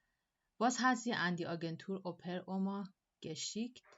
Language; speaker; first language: German; non-native, fluent; Persian